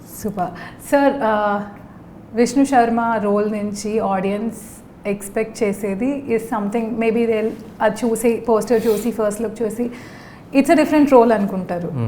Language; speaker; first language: Telugu; native; Telugu